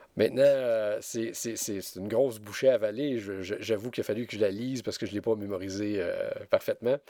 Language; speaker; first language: French; native; French